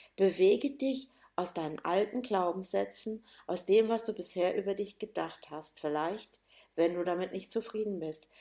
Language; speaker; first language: German; native; German